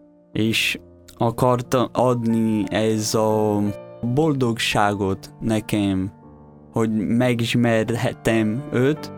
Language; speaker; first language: Hungarian; non-native, fluent; Portuguese